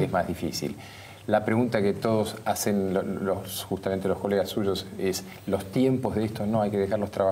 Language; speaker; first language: Spanish; native; Spanish